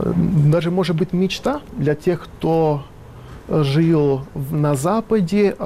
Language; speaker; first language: Russian; non-native, fluent; Italian